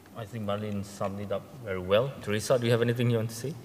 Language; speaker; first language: English; non-native, local second language; Malay